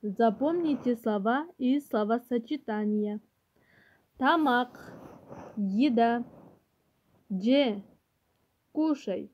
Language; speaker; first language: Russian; non-native, local second language; Kyrgyz